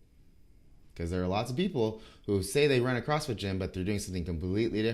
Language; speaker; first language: English; native; English